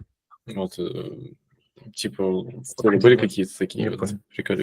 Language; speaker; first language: Russian; native; Russian